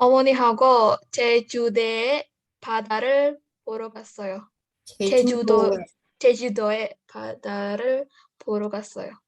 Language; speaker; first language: Korean; non-native, learner; Indonesian